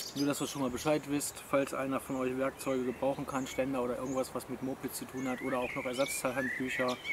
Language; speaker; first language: German; native; German